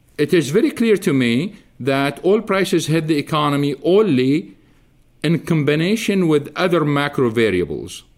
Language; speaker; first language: English; non-native, fluent; Arabic